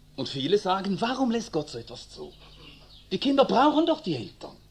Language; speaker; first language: German; early bilingual, other home language; Swedish